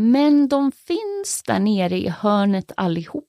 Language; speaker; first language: Swedish; native; Swedish